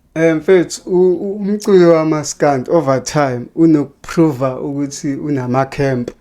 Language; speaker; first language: Zulu; native; Zulu